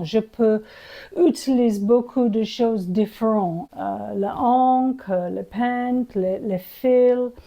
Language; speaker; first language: French; non-native, learner; English